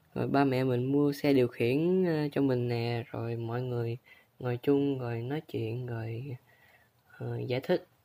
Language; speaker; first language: Vietnamese; native; Vietnamese